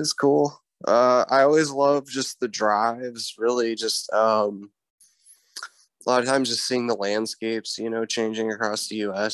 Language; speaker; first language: English; native; English